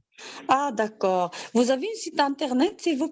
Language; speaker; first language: French; non-native, learner; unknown